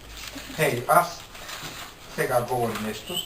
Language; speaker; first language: Bulgarian; non-native, learner; Finnish